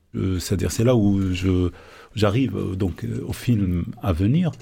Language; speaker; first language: French; non-native, local second language; Arabic